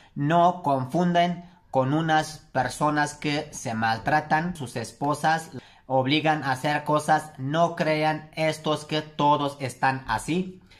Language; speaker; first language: Spanish; non-native, learner; Turkish